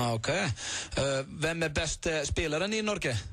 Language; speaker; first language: Swedish; non-native, learner; Icelandic